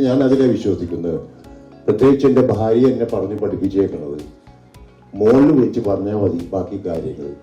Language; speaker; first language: Malayalam; native; Malayalam